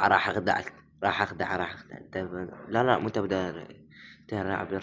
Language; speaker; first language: Arabic; native; Arabic